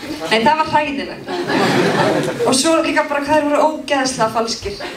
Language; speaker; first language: Icelandic; native; Icelandic